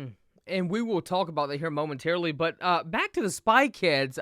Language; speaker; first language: English; native; English